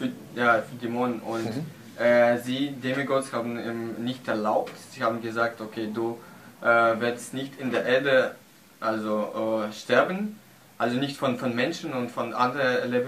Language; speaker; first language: German; non-native, learner; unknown